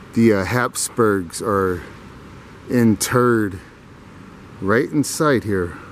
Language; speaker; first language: English; native; English